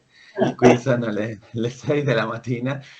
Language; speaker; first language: Italian; non-native, learner; Spanish